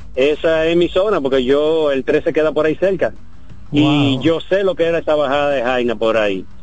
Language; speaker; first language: Spanish; native; Spanish